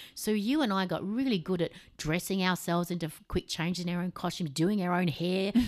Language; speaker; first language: English; native; English